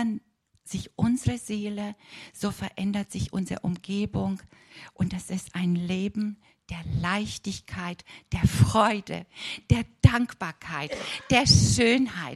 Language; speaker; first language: German; non-native, fluent; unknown